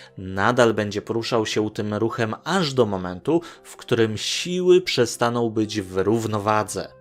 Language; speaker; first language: Polish; native; Polish